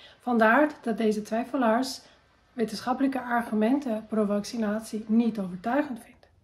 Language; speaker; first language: Dutch; non-native, fluent; Portuguese